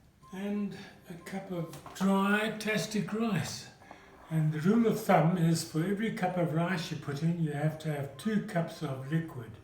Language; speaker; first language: English; native; English